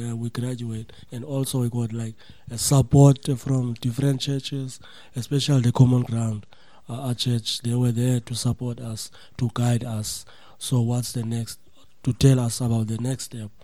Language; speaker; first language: English; non-native, local second language; Xhosa